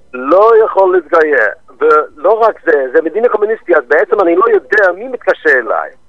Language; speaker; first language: Hebrew; non-native, fluent; English